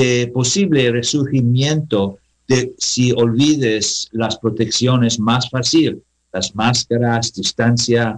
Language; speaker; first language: Spanish; non-native, learner; English